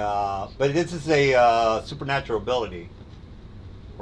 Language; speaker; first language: English; native; English